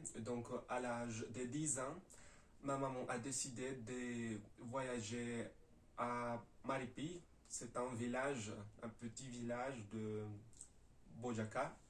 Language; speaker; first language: French; non-native, learner; Spanish